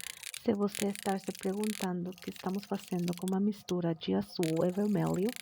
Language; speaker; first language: Portuguese; non-native, learner; Spanish